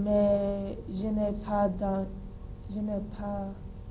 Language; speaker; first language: French; non-native, learner; English